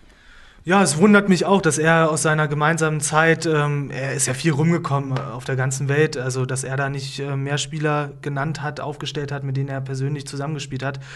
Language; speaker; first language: German; native; German